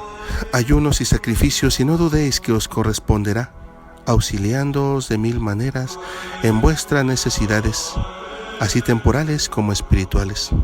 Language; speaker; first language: Spanish; native; Spanish